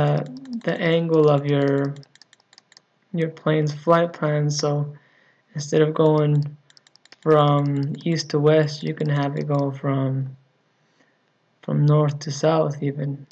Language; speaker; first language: English; native; English